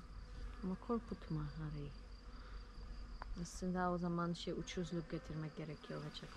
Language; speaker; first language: Turkish; non-native, learner; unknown